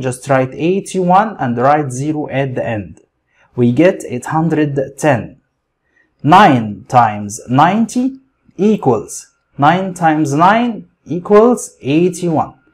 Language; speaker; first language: English; non-native, fluent; Arabic